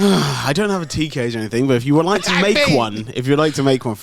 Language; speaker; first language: English; native; English